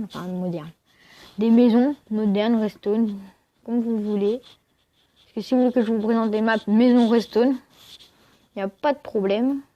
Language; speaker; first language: French; native; French